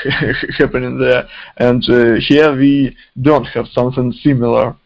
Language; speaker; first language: English; non-native, fluent; Ukrainian